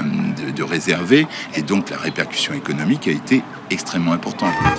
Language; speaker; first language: French; native; French